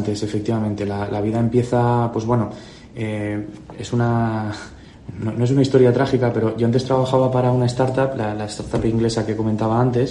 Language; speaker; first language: Spanish; native; Spanish